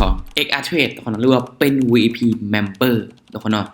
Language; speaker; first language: Thai; non-native, local second language; Lao